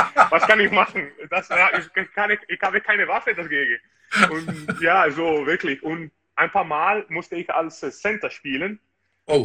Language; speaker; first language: German; non-native, fluent; Italian